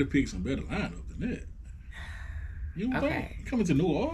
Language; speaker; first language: English; native; English